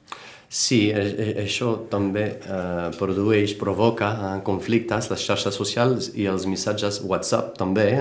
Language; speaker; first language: Catalan; non-native, fluent; French